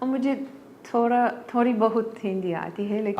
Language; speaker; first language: Hindi; non-native, learner; Lithuanian